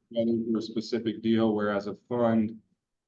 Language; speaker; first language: English; native; English